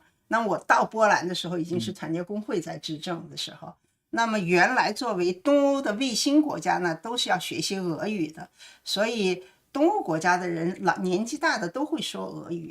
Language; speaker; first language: Chinese; native; Chinese